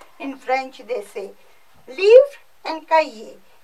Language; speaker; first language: English; non-native, local second language; Konkani